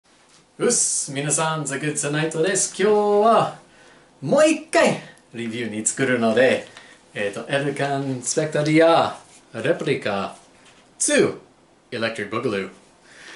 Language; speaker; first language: Japanese; non-native, learner; English